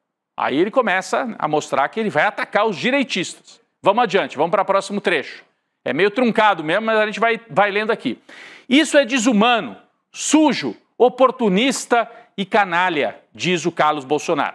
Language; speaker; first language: Portuguese; native; Portuguese